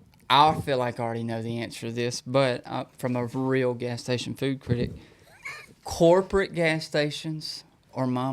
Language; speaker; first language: English; native; English